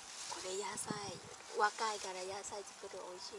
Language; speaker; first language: Japanese; non-native, learner; Vietnamese